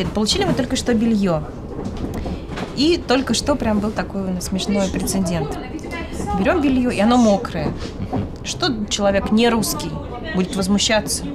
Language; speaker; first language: Russian; native; Russian